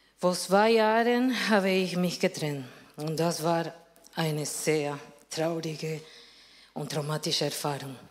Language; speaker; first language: German; non-native, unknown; Spanish